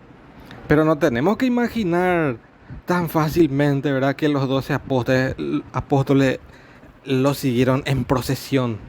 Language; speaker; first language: Spanish; native; Spanish